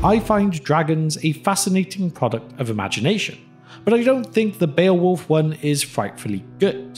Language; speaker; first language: English; native; English